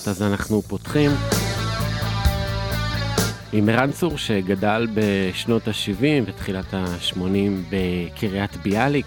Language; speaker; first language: Hebrew; native; Hebrew